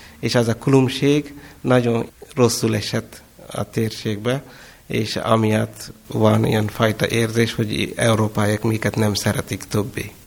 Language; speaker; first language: Hungarian; non-native, fluent; Kannada